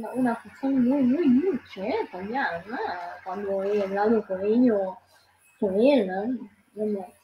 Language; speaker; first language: Spanish; non-native, learner; Italian